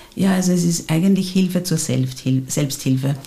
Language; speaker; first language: German; native; German